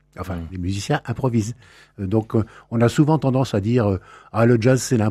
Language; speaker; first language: French; native; French